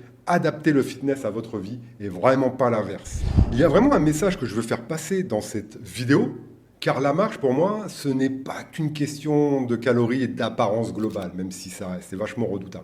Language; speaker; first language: French; native; French